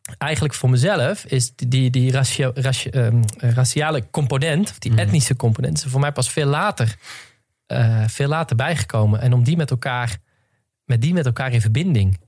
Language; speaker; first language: Dutch; native; Dutch